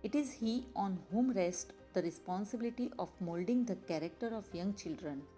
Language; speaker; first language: English; non-native, local second language; Gujarati